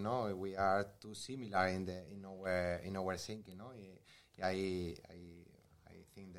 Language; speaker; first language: English; non-native, learner; Spanish